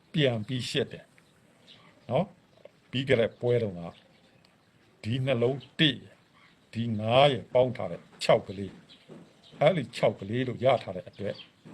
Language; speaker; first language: Burmese; non-native, local second language; Shan